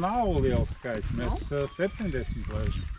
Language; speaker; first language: Latvian; non-native, local second language; Russian